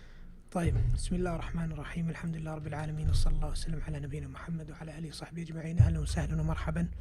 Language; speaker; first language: Arabic; non-native, fluent; English